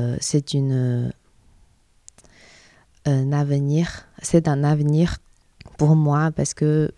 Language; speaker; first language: French; non-native, learner; Chinese